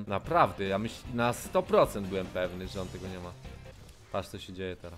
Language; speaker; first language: Polish; native; Polish